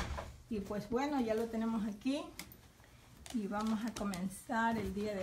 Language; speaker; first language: Spanish; native; Spanish